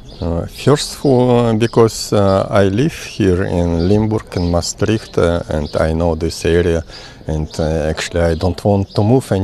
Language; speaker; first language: English; non-native, learner; Russian